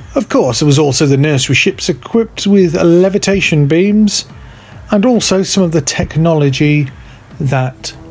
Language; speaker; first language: English; native; English